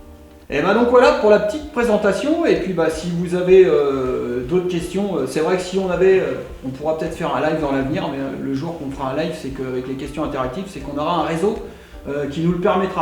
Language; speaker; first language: French; native; French